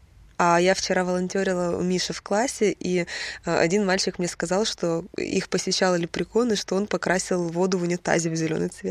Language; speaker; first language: Russian; native; Russian